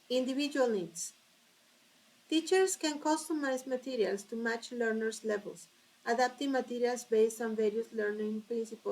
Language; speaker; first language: English; non-native, fluent; Spanish